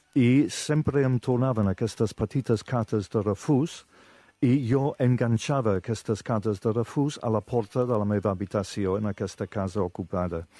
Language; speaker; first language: Catalan; non-native, fluent; English